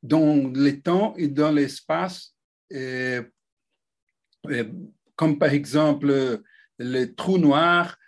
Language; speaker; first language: French; non-native, fluent; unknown